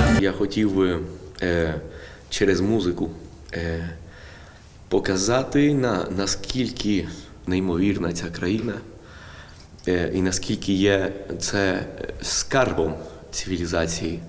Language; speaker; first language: Ukrainian; early bilingual, heritage; Ukrainian